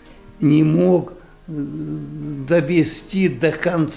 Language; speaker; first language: Russian; non-native, local second language; Ingush